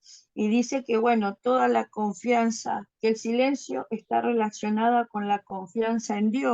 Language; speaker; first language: Spanish; native; Spanish